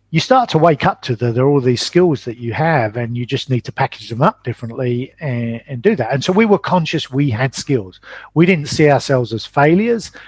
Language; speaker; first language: English; native; English